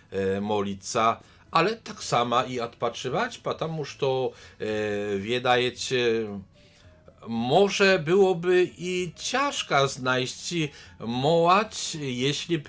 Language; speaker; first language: Polish; non-native, learner; Belarusian